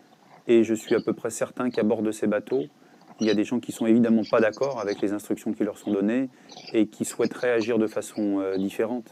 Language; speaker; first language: French; native; French